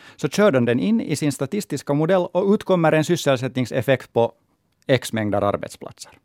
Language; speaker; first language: Swedish; native; Swedish